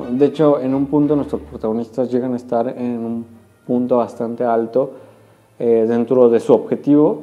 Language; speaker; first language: Spanish; native; Spanish